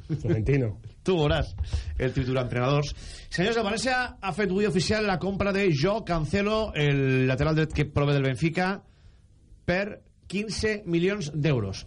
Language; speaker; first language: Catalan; native; Catalan